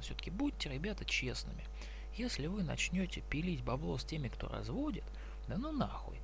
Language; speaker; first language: Russian; native; Russian